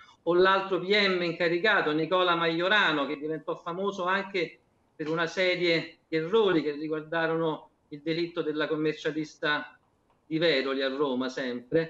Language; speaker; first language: Italian; native; Italian